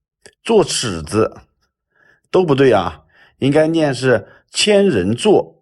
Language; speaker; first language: Chinese; native; Chinese